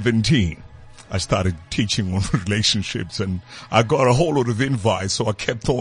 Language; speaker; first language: English; non-native, local second language; Tswana